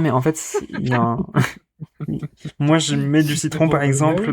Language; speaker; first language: French; native; French